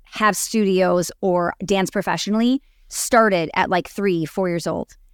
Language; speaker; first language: English; native; English